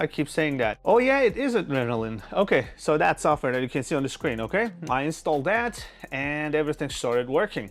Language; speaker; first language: English; non-native, fluent; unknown